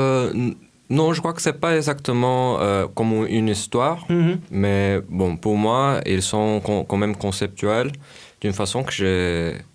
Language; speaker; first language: French; non-native, fluent; Portuguese